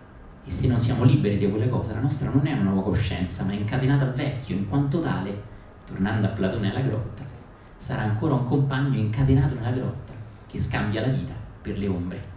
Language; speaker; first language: Italian; native; Italian